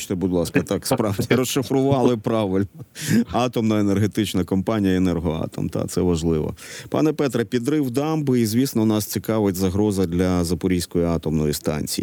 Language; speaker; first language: Ukrainian; native; Ukrainian